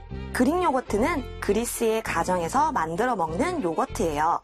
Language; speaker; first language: Korean; native; Korean